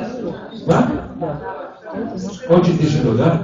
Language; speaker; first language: Russian; non-native, learner; German